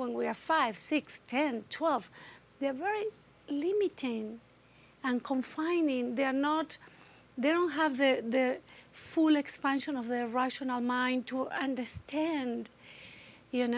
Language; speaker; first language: English; non-native, fluent; Spanish